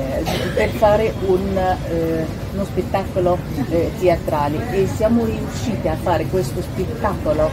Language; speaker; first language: Italian; non-native, fluent; Arabic